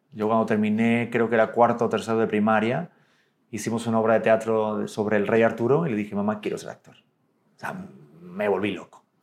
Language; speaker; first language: Spanish; native; Spanish